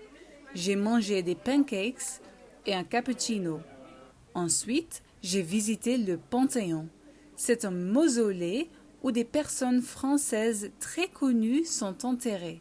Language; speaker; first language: French; non-native, learner; Dutch